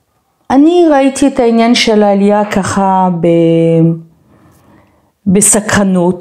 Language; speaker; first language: Hebrew; non-native, fluent; French